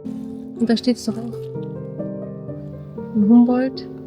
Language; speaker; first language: German; native; German